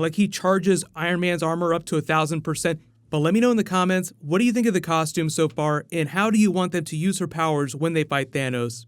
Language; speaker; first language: English; native; English